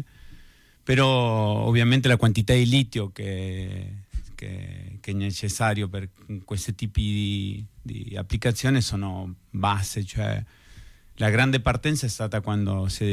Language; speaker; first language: Italian; non-native, fluent; Spanish